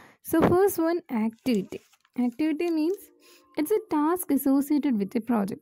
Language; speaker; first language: English; non-native, local second language; Malayalam